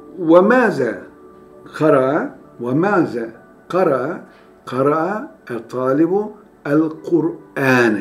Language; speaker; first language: Arabic; non-native, fluent; Turkish